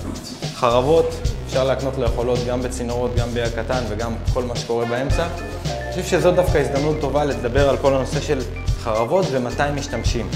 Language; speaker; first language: Hebrew; native; Hebrew